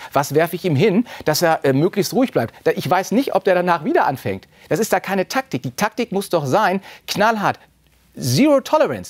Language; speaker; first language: German; native; German